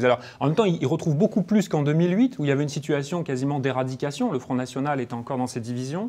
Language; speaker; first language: French; native; French